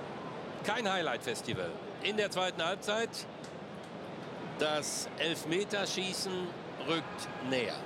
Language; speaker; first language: German; native; German